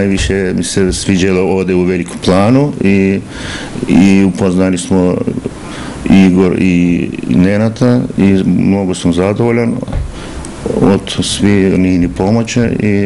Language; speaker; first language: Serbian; non-native, learner; Turkish